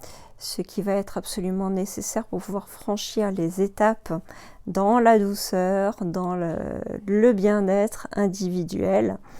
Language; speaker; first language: French; native; French